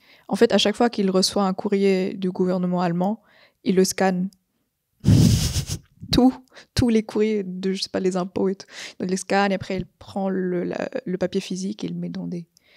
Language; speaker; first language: French; non-native, fluent; Vietnamese